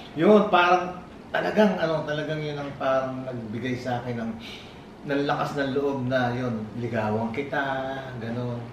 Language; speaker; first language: Filipino; native; Filipino